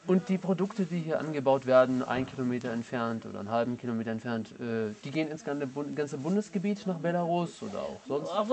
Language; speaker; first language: German; native; German